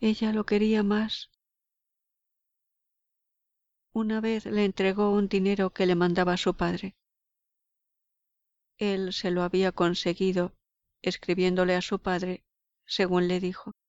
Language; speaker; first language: Spanish; native; Spanish